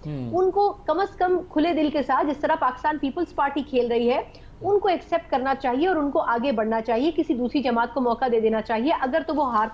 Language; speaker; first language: Urdu; native; Urdu